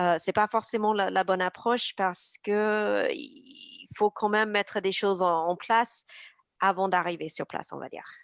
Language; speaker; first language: French; native; French